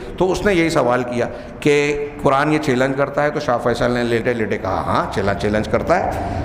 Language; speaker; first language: Urdu; native; Urdu